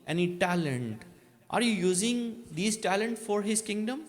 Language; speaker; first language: English; non-native, local second language; Urdu